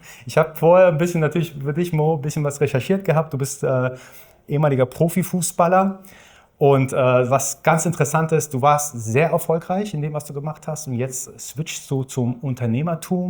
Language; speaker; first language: German; native; German